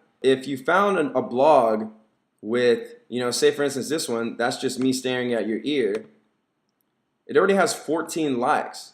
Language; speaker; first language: English; native; English